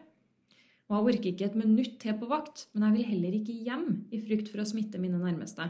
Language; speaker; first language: Norwegian; native; Norwegian